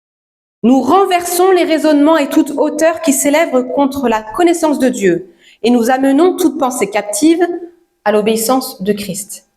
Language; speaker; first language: French; native; French